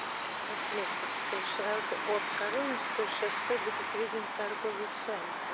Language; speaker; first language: Russian; native; Russian